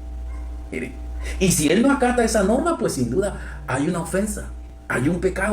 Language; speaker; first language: Spanish; native; Spanish